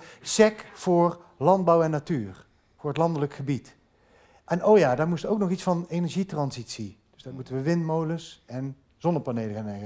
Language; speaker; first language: Dutch; native; Dutch